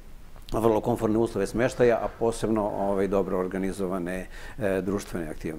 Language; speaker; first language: Serbian; native; Serbian